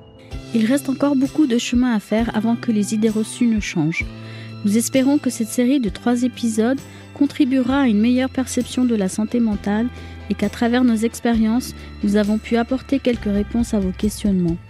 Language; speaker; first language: French; native; French